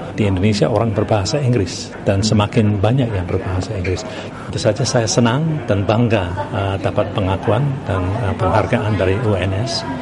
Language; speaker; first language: Indonesian; non-native, fluent; English